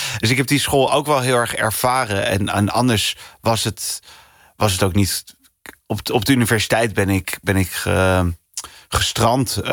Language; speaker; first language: Dutch; early bilingual, other home language; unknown